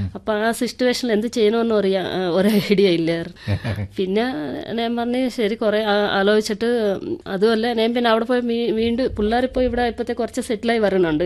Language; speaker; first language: Malayalam; non-native, local second language; Telugu